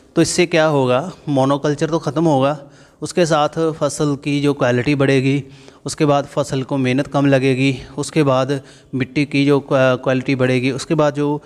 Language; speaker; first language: Hindi; non-native, local second language; Punjabi